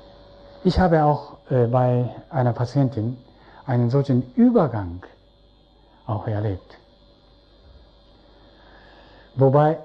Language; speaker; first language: German; non-native, fluent; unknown